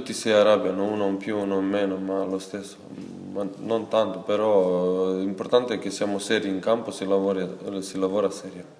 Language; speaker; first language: Italian; non-native, fluent; Serbian